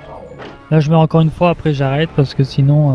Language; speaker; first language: French; native; French